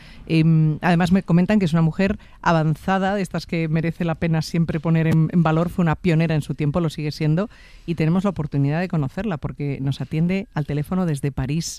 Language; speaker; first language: Spanish; native; Spanish